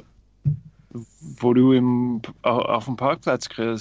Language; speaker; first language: German; non-native, fluent; English